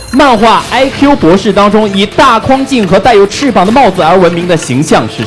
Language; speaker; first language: Chinese; native; Chinese